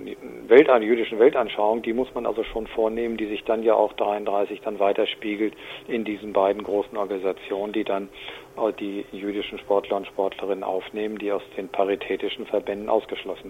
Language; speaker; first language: German; native; German